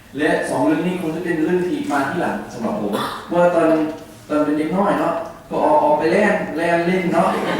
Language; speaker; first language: Thai; non-native, learner; English